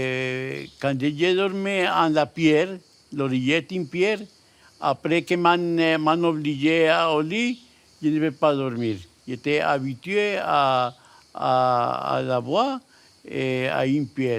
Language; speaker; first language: French; non-native, learner; Spanish